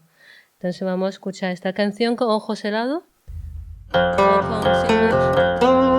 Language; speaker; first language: Spanish; non-native, learner; Chinese